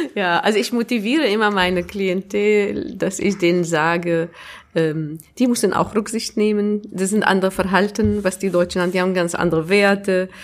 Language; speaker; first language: German; non-native, fluent; Arabic